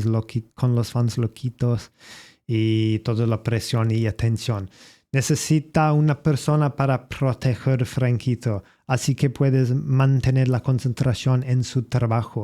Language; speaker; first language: Spanish; non-native, learner; English